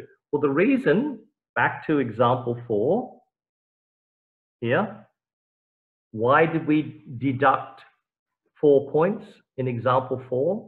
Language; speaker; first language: English; native; English